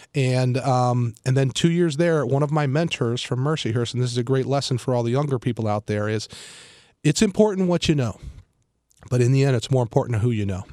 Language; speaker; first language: English; native; English